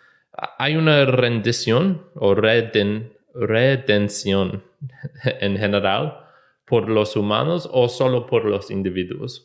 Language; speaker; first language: Spanish; non-native, learner; English